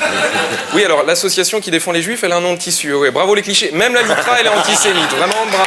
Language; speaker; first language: French; native; French